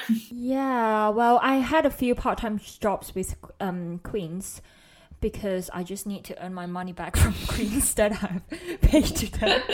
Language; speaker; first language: English; non-native, local second language; Chinese